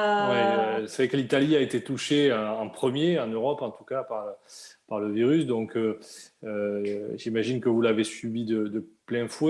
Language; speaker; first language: French; native; French